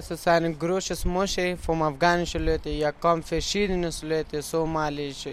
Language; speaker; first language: German; non-native, learner; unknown